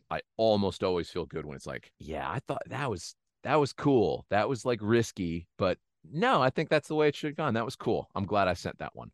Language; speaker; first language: English; native; English